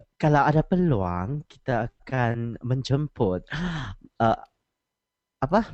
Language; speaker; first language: Malay; non-native, learner; Chinese